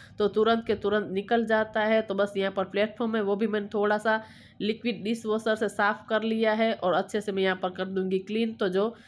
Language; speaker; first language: Hindi; non-native, local second language; Gujarati